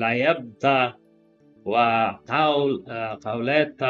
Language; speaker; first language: Arabic; non-native, learner; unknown